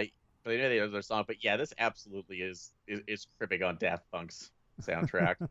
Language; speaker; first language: English; native; English